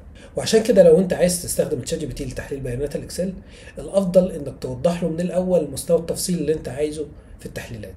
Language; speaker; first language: Arabic; native; Arabic